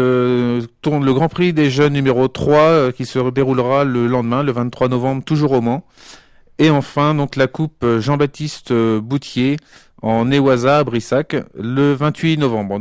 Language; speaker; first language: French; native; French